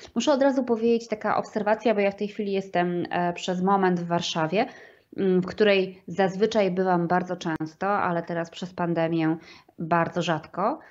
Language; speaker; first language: Polish; native; Polish